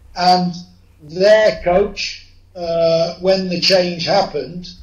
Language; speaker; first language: English; native; English